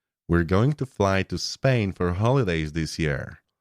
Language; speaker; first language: English; non-native, fluent; Polish